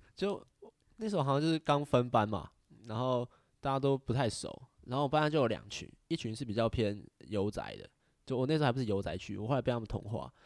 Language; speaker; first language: Chinese; native; Chinese